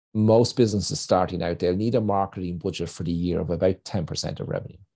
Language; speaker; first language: English; native; English